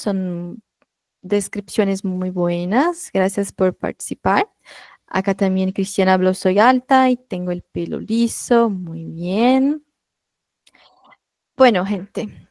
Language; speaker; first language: Spanish; non-native, fluent; Portuguese